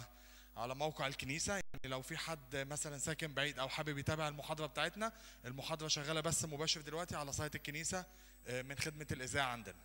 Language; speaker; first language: Arabic; native; Arabic